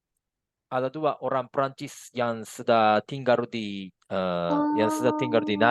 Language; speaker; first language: Indonesian; non-native, fluent; Japanese